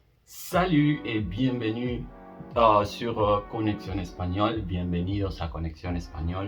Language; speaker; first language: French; non-native, learner; Spanish